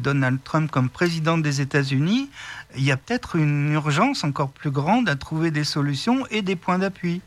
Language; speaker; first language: French; native; French